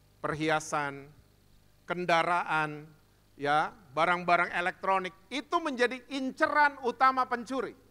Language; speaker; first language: Indonesian; native; Indonesian